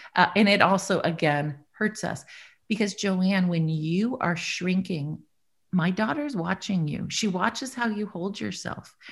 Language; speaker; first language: English; native; English